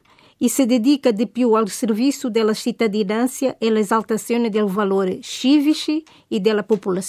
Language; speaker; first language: Italian; non-native, fluent; Portuguese